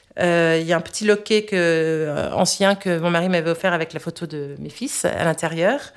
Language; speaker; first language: French; native; French